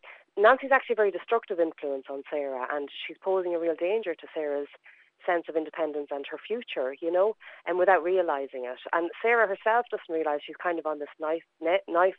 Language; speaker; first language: English; native; English